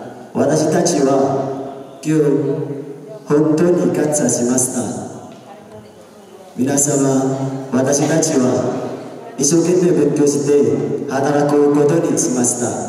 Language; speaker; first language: Japanese; non-native, learner; Indonesian